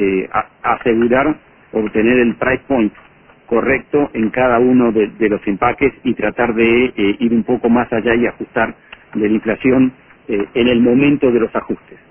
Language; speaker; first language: Spanish; native; Spanish